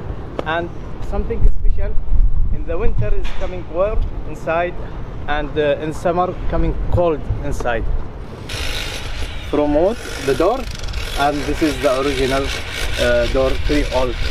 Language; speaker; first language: English; non-native, local second language; Arabic